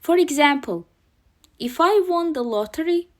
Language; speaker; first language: English; non-native, fluent; Azerbaijani